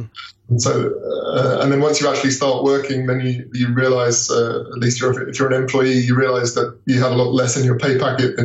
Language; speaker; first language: English; native; English